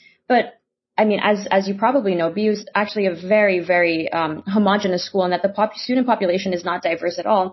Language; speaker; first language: English; non-native, local second language; Filipino